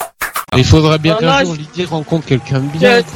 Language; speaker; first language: French; native; French